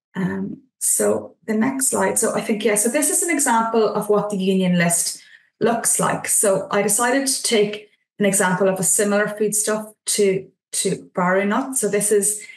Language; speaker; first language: English; native; English